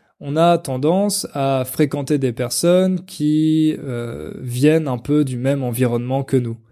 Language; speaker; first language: French; native; French